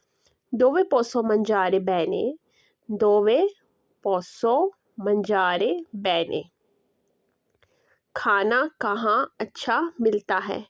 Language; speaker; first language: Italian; non-native, learner; Urdu